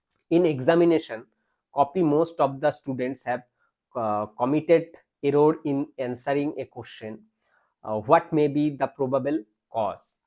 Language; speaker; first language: English; non-native, local second language; Bangla